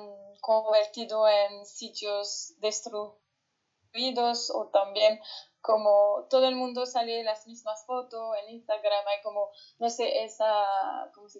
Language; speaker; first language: Spanish; non-native, fluent; French